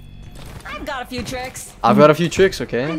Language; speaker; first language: English; native; English